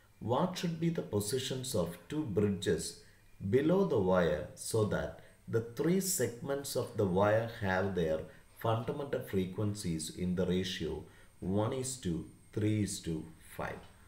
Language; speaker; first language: English; non-native, local second language; Malayalam